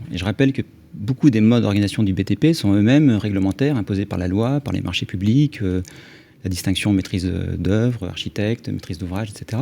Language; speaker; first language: French; native; French